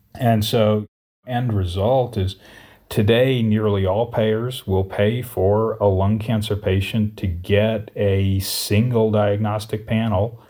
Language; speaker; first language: English; native; English